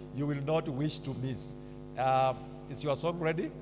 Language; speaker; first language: English; non-native, local second language; Swahili